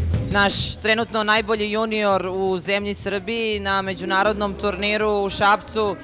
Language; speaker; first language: Bosnian; native; Bosnian